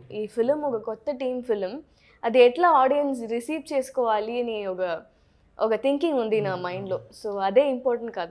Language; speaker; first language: Telugu; non-native, learner; Tamil